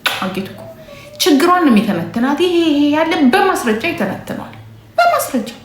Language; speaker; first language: Amharic; non-native, local second language; Oromo